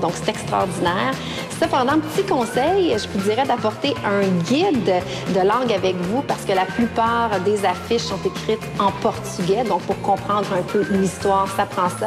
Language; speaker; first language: French; native; French